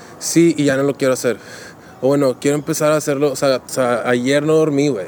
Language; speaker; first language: Spanish; native; Spanish